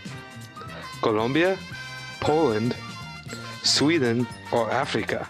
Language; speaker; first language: Spanish; non-native, learner; English